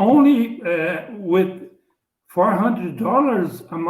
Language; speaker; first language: English; non-native, learner; Portuguese